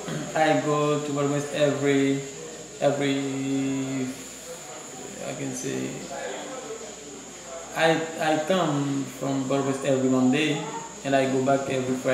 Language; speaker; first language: English; non-native, learner; Haitian Creole